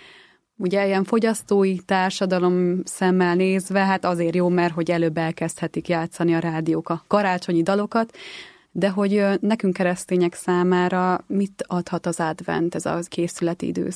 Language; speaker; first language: Hungarian; native; Hungarian